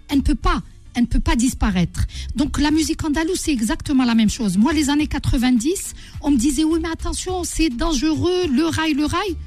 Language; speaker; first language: French; non-native, local second language; Arabic